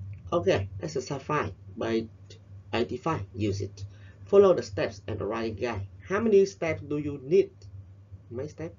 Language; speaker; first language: English; non-native, fluent; Vietnamese